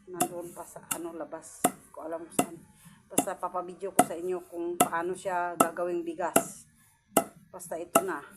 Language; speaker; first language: Filipino; non-native, local second language; Cebuano